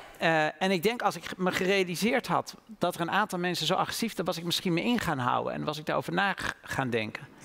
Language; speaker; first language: Dutch; native; Dutch